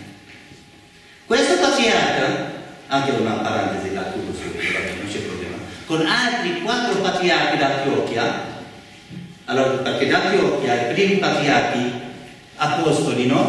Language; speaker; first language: Italian; non-native, fluent; Arabic